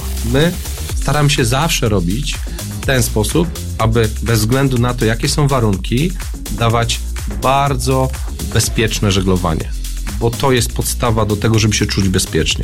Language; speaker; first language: Polish; native; Polish